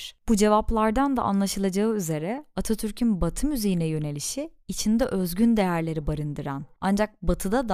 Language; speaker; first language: Turkish; native; Turkish